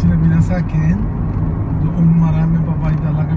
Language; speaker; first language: Filipino; non-native, learner; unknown